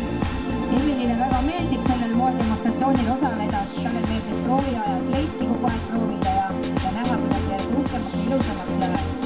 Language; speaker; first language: Estonian; native; Estonian